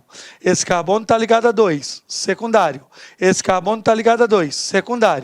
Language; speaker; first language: Portuguese; native; Portuguese